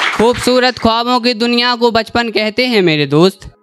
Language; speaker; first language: Hindi; native; Hindi